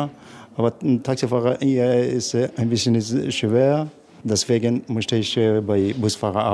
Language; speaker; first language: German; non-native, learner; Arabic